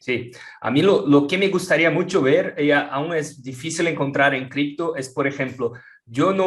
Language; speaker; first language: Spanish; non-native, fluent; Portuguese